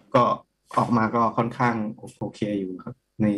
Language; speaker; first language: Thai; native; Thai